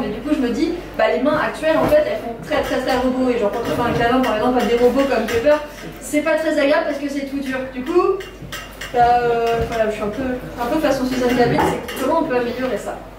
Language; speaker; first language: French; native; French